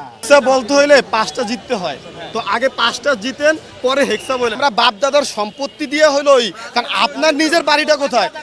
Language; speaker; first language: Bangla; native; Bangla